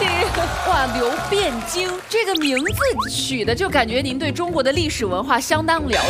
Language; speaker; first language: Chinese; native; Chinese